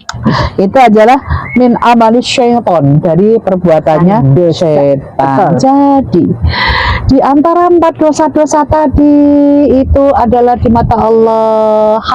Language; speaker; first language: Indonesian; native; Indonesian